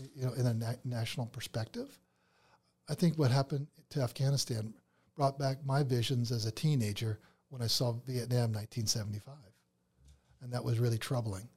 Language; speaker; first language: English; native; English